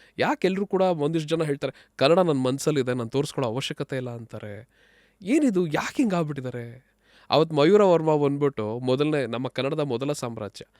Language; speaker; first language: Kannada; non-native, local second language; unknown